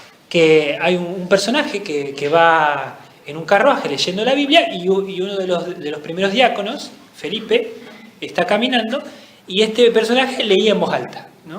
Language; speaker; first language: Spanish; native; Spanish